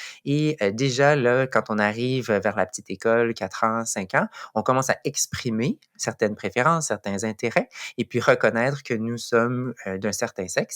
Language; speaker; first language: French; native; French